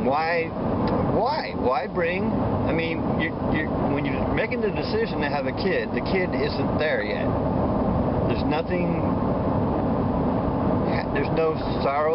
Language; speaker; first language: English; native; English